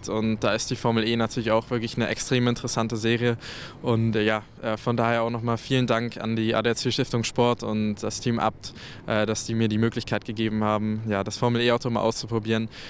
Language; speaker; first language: German; native; German